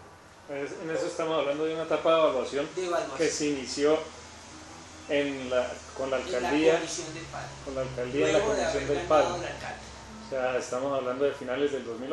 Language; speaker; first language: Spanish; native; Spanish